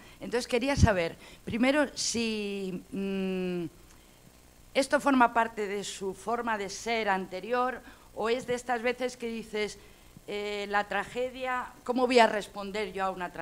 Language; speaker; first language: Spanish; native; Spanish